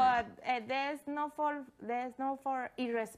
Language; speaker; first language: English; non-native, learner; Spanish